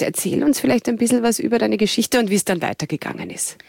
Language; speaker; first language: German; native; German